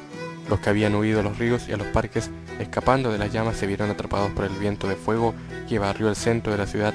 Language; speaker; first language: Spanish; native; Spanish